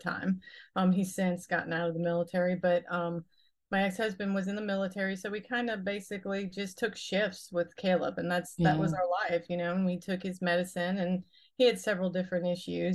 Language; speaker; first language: English; native; English